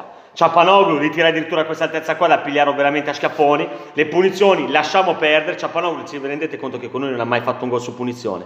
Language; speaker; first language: Italian; native; Italian